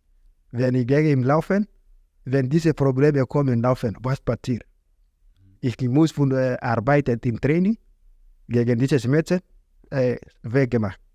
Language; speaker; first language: German; non-native, learner; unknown